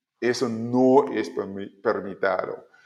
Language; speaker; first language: Spanish; non-native, learner; English